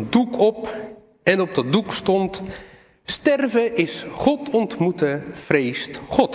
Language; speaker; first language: Dutch; native; Dutch